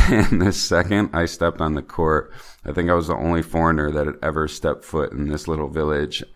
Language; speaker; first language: English; native; English